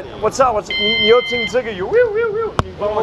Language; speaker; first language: Chinese; non-native, learner; English